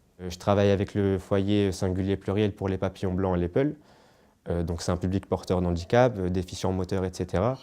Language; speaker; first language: French; native; French